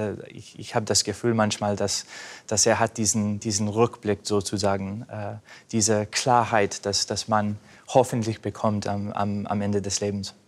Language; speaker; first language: German; non-native, fluent; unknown